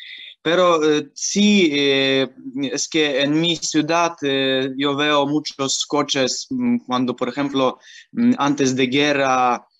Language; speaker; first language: Spanish; non-native, learner; Ukrainian